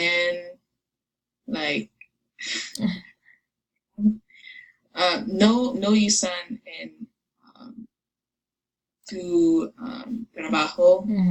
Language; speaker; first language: Spanish; non-native, learner; English